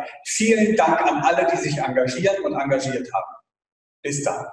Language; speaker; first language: German; native; German